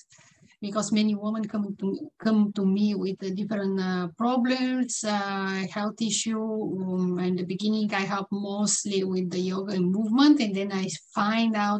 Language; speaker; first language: English; non-native, fluent; Bulgarian